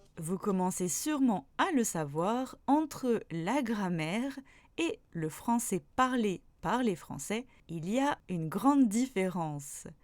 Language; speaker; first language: French; native; French